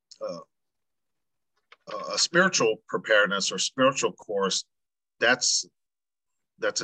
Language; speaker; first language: English; native; English